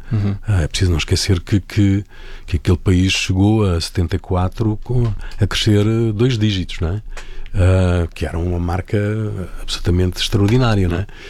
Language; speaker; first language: Portuguese; native; Portuguese